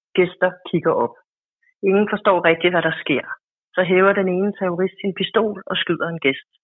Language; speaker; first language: Danish; native; Danish